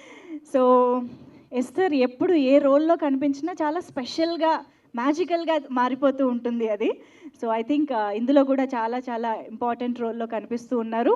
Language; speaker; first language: Telugu; native; Telugu